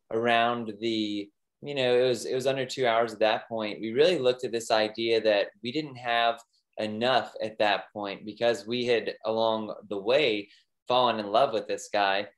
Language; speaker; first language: English; native; English